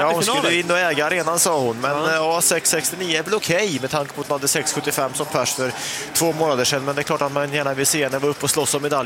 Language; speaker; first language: Swedish; native; Swedish